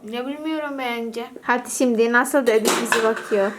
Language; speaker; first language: Turkish; non-native, learner; Indonesian